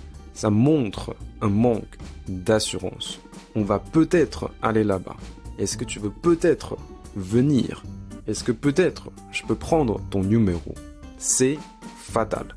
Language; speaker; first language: French; native; French